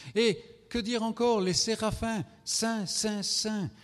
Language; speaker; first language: French; native; French